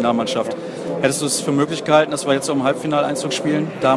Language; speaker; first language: German; native; German